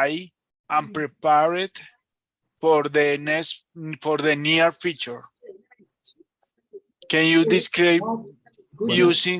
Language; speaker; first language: English; non-native, learner; Spanish